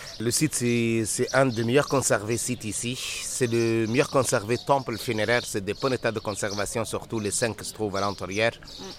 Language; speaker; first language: French; non-native, fluent; Arabic